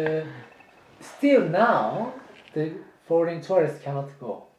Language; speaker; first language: English; non-native, fluent; Japanese